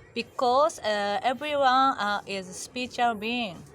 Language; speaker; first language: English; non-native, learner; Japanese